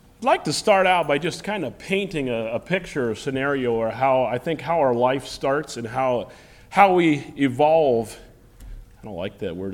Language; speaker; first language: English; native; English